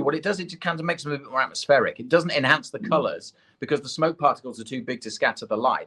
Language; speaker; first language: English; native; English